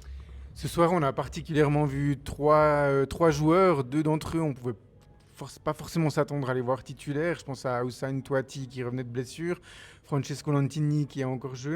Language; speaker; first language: French; native; French